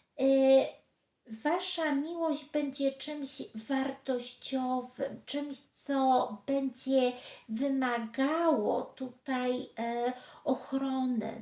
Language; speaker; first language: Polish; native; Polish